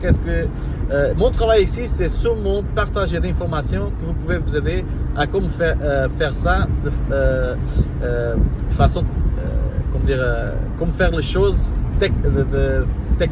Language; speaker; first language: French; non-native, fluent; Portuguese